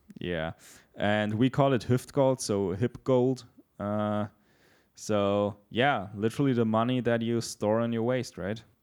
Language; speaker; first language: English; non-native, fluent; German